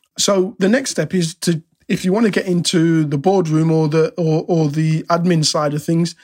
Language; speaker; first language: English; native; English